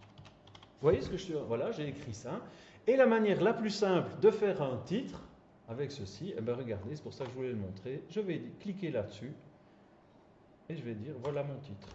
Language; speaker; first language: French; native; French